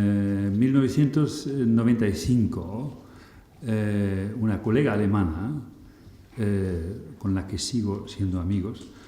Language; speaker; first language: Spanish; non-native, fluent; German